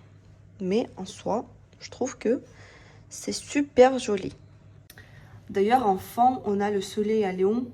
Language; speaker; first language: French; non-native, fluent; Russian